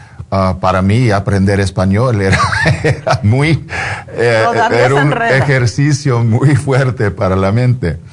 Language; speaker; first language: Spanish; non-native, fluent; English